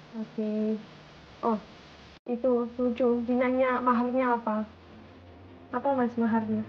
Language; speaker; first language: Indonesian; non-native, fluent; Russian